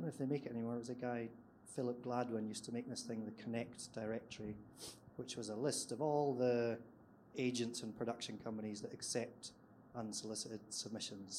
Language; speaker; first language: English; native; English